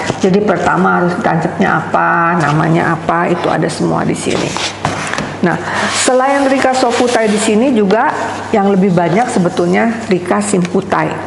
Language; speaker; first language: Indonesian; native; Indonesian